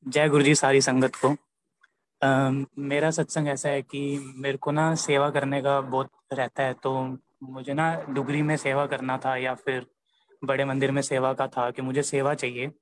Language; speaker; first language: Hindi; native; Hindi